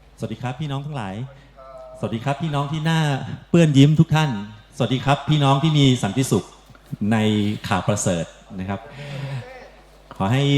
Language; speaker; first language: Thai; native; Thai